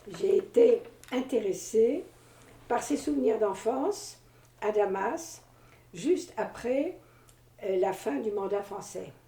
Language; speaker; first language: French; native; French